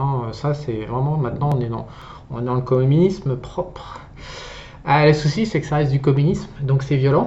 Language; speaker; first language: French; native; French